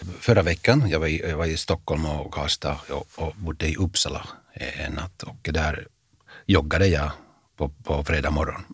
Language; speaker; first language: Swedish; non-native, fluent; Finnish